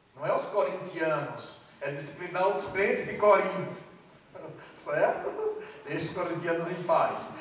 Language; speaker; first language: Portuguese; non-native, fluent; Malagasy